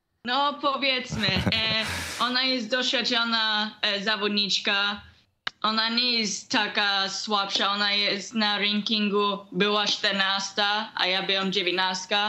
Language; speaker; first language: Polish; early bilingual, heritage; Polish